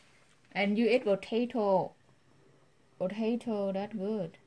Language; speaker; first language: English; non-native, learner; Vietnamese